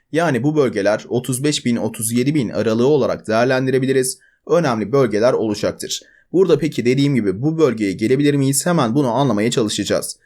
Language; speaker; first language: Turkish; native; Turkish